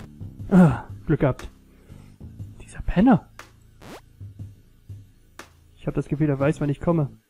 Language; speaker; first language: German; native; German